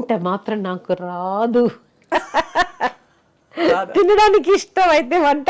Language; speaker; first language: Telugu; non-native, local second language; Malayalam